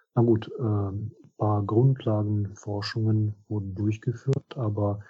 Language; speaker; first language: German; non-native, fluent; Russian